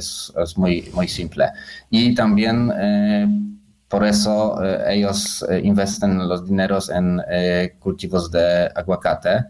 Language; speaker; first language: Spanish; non-native, learner; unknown